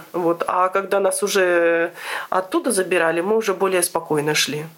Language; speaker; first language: Russian; native; Russian